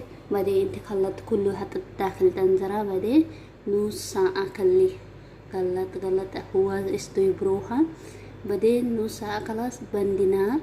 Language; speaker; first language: Arabic; non-native, learner; Oromo